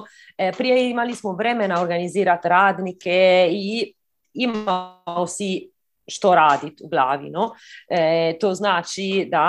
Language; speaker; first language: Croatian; early bilingual, heritage; Croatian